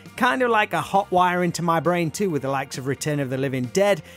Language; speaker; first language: English; native; English